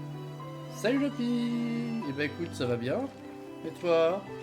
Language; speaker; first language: French; native; French